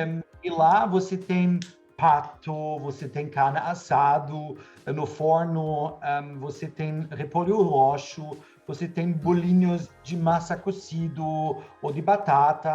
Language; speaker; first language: Portuguese; non-native, fluent; German